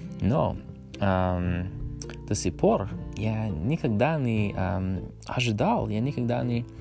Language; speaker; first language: Russian; non-native, learner; English